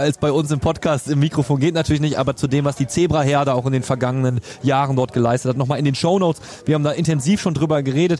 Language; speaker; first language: German; native; German